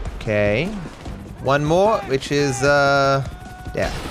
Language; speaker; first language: English; native; English